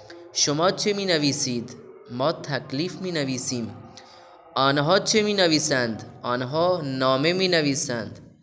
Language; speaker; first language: Persian; non-native, fluent; Urdu